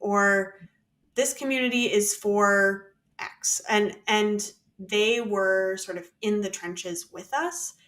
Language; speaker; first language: English; native; English